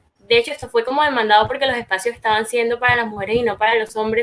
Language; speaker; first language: Spanish; native; Spanish